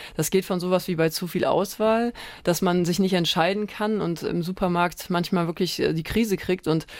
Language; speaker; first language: German; native; German